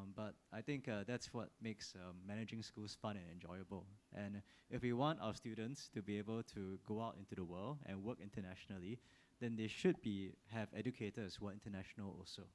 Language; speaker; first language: English; native; English